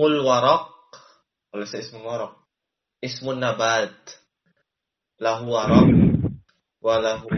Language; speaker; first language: Arabic; non-native, learner; Indonesian